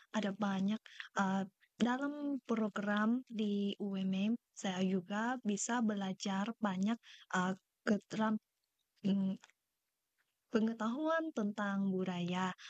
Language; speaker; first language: Indonesian; non-native, learner; Vietnamese